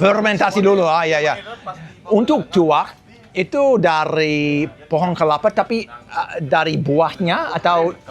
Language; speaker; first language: Indonesian; non-native, learner; English